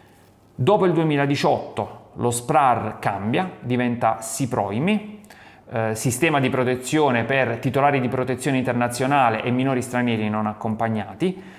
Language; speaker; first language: Italian; native; Italian